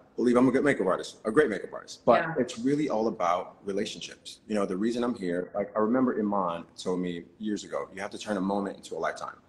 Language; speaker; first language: English; native; English